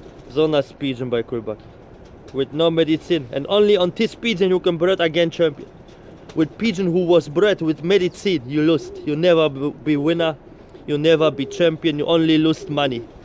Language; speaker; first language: English; non-native, learner; Polish